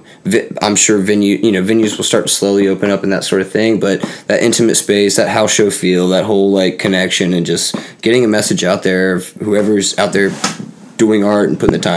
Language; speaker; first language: English; native; English